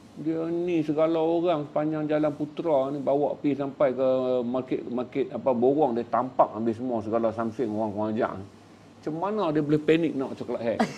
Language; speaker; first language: Malay; native; Malay